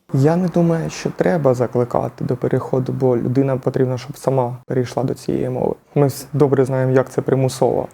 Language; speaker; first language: Ukrainian; non-native, local second language; Russian